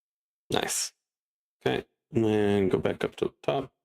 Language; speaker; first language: English; native; English